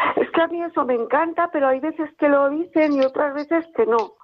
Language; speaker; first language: Spanish; native; Spanish